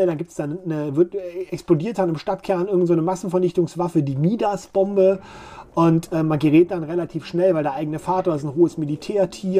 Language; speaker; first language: German; native; German